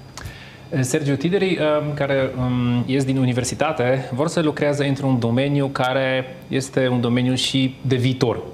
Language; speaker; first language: Romanian; non-native, fluent; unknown